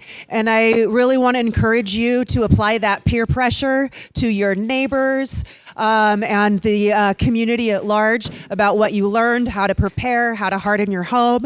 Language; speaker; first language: English; native; English